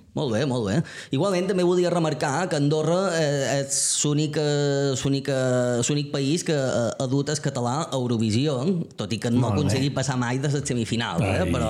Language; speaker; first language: Catalan; native; Catalan